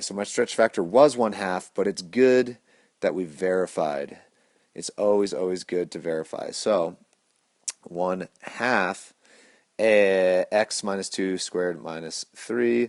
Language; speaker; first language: English; native; English